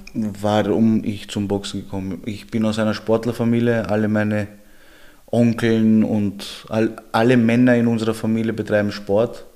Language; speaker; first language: German; early bilingual, other home language; Georgian